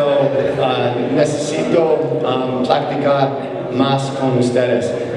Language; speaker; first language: Spanish; non-native, learner; English